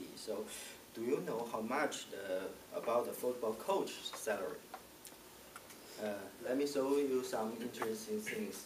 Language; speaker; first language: English; non-native, learner; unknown